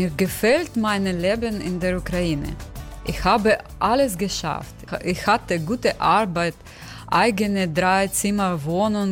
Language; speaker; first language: German; non-native, learner; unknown